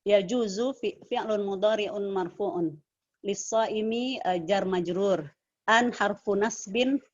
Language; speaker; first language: Arabic; non-native, learner; Indonesian